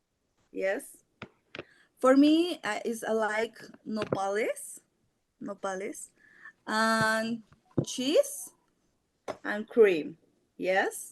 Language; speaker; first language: English; non-native, learner; Spanish